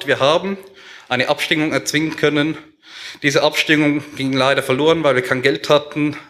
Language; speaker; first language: German; native; German